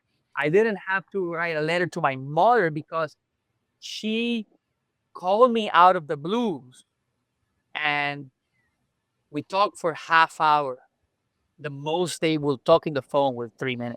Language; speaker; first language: English; non-native, local second language; Spanish